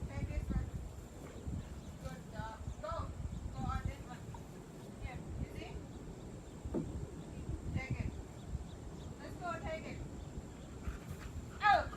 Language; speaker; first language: English; non-native, learner; Thai